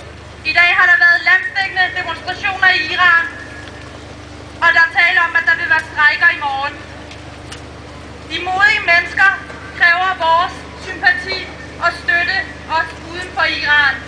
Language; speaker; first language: Danish; early bilingual, other home language; Persian